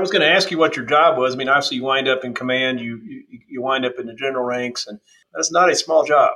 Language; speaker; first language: English; native; English